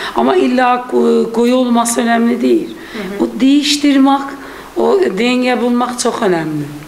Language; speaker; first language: Turkish; non-native, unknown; Persian